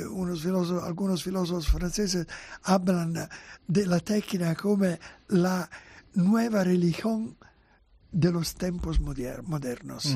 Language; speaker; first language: Spanish; non-native, fluent; Italian